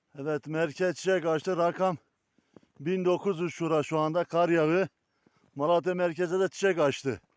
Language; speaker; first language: Turkish; native; Turkish